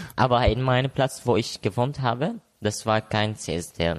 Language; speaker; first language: German; non-native, learner; Arabic